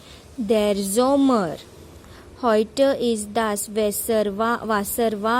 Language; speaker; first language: German; non-native, fluent; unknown